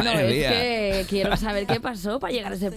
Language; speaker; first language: Spanish; native; Spanish